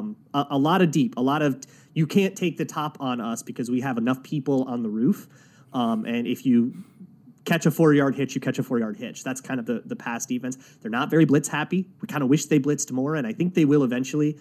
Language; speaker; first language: English; native; English